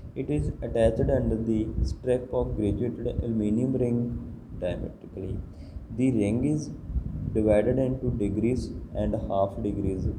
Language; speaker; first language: English; non-native, local second language; Punjabi